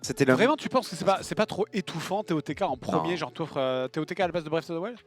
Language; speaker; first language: French; native; French